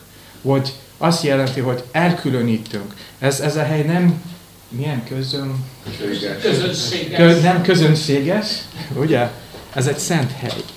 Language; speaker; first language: Hungarian; non-native, fluent; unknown